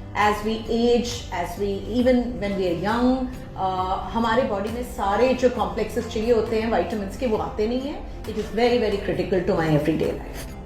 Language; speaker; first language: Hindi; non-native, local second language; Bangla